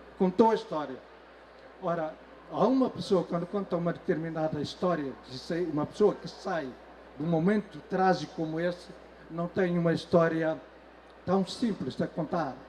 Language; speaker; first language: Portuguese; non-native, local second language; Tetum